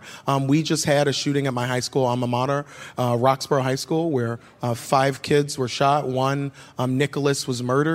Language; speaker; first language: English; native; English